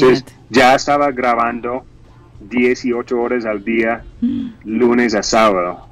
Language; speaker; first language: Spanish; non-native, fluent; English